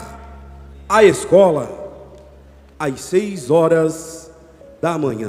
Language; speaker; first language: Portuguese; native; Portuguese